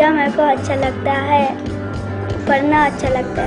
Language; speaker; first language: Hindi; early bilingual, other home language; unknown